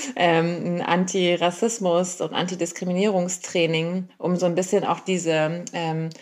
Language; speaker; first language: German; native; German